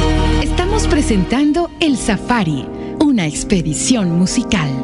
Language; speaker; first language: Spanish; native; Spanish